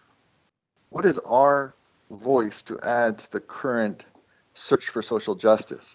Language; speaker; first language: English; non-native, fluent; Estonian